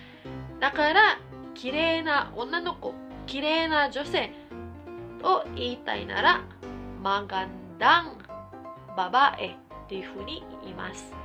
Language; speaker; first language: Japanese; non-native, local second language; Filipino